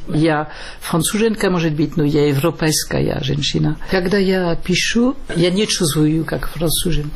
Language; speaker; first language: Russian; non-native, fluent; French